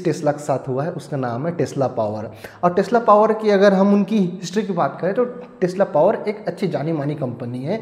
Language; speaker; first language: Hindi; native; Hindi